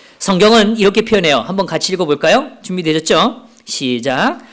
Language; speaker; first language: Korean; native; Korean